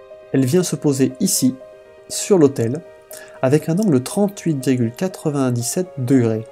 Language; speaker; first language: French; native; French